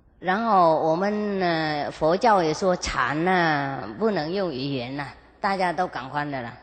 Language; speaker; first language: Chinese; non-native, fluent; Vietnamese